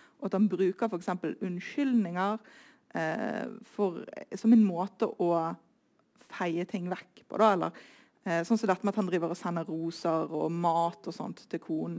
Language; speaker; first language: Norwegian; native; Norwegian